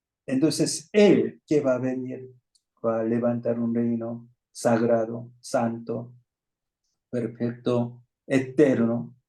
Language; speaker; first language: Spanish; non-native, fluent; Korean